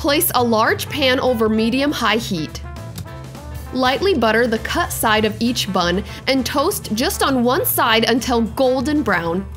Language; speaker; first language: English; native; English